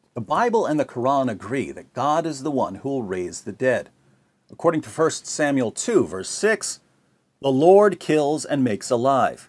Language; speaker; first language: English; native; English